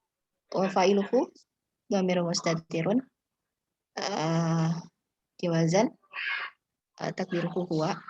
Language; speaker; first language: Arabic; non-native, learner; Indonesian